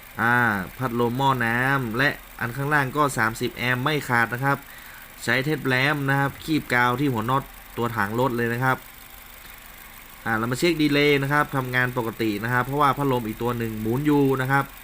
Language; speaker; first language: Thai; native; Thai